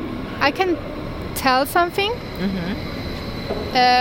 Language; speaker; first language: English; non-native, learner; Turkish